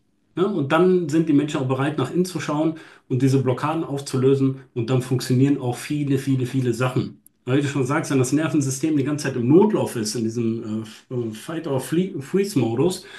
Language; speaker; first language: German; native; German